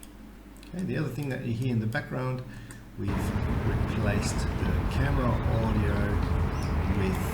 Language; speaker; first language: English; native; English